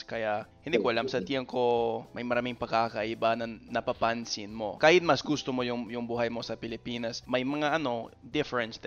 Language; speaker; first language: Filipino; non-native, fluent; English